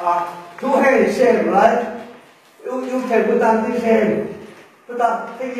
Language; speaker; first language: English; non-native, learner; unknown